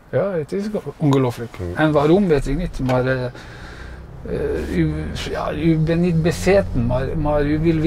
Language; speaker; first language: Dutch; non-native, fluent; Norwegian